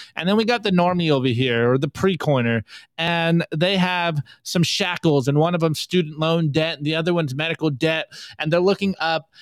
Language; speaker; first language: English; native; English